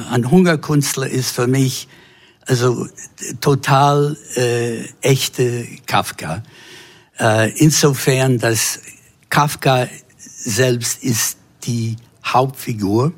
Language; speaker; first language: German; non-native, fluent; English